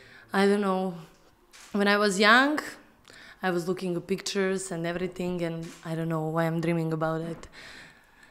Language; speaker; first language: English; non-native, fluent; Serbian